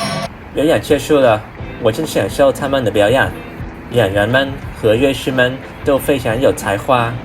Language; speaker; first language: Chinese; non-native, learner; Vietnamese